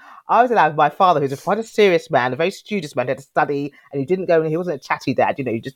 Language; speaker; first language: English; native; English